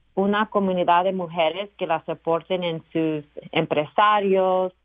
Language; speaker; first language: Spanish; early bilingual, heritage; Spanish